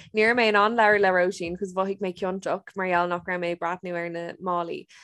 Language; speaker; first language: Irish; non-native, local second language; English